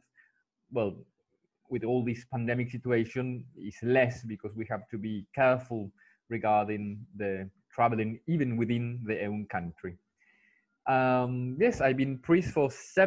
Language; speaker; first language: English; non-native, fluent; Spanish